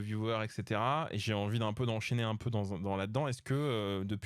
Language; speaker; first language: French; native; French